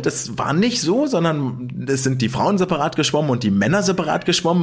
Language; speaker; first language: German; native; German